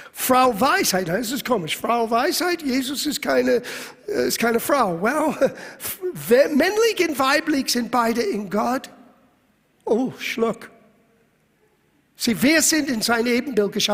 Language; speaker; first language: German; non-native, fluent; English